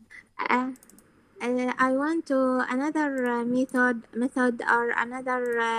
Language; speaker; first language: English; non-native, learner; Arabic